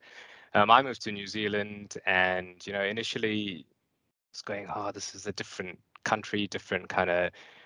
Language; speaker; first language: English; native; English